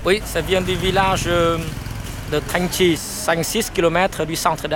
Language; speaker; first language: French; non-native, fluent; Vietnamese